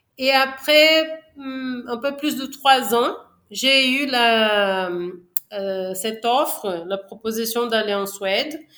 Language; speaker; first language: French; non-native, fluent; Portuguese